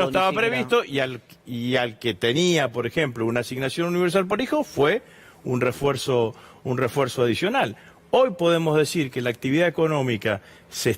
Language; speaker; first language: Spanish; native; Spanish